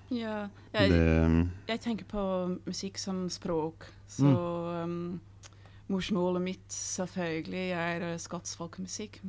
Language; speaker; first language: Norwegian; non-native, fluent; English